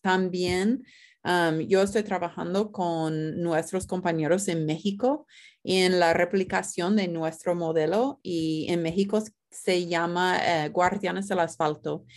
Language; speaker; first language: Spanish; non-native, fluent; English